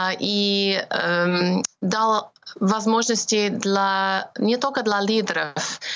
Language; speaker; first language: Russian; non-native, fluent; English